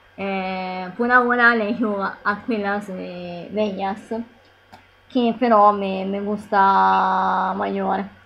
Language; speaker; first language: Spanish; non-native, learner; Italian